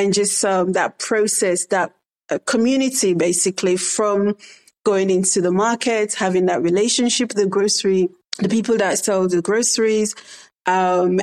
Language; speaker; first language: English; non-native, local second language; Krio